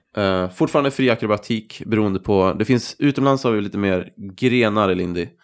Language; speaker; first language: Swedish; native; Swedish